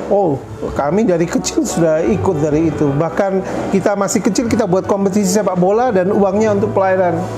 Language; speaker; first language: Indonesian; native; Indonesian